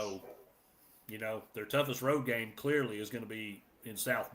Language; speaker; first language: English; native; English